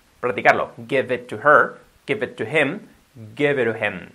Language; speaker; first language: English; non-native, fluent; Spanish